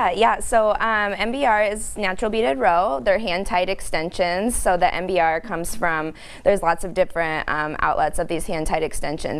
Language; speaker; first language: English; native; English